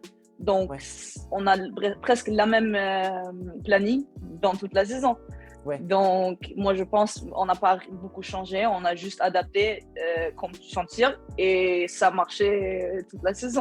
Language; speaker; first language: French; non-native, learner; Swedish